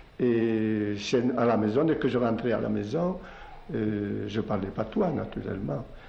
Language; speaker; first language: French; non-native, local second language; Occitan